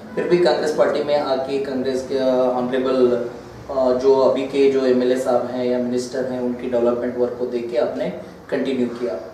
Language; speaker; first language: Hindi; non-native, local second language; Kannada